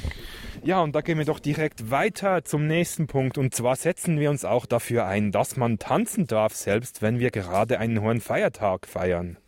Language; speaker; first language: German; native; German